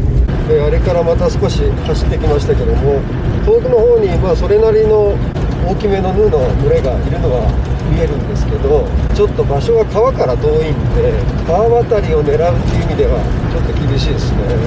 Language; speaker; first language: Japanese; native; Japanese